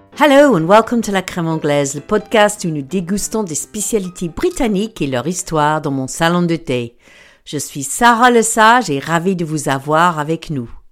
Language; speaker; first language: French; non-native, fluent; English